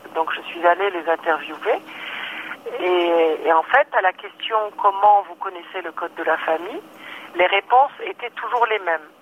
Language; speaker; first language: French; non-native, local second language; Arabic